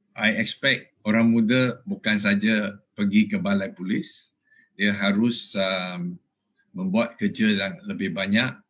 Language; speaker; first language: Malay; non-native, local second language; Chinese